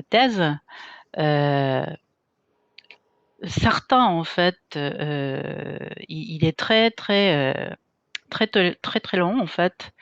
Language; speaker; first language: French; non-native, fluent; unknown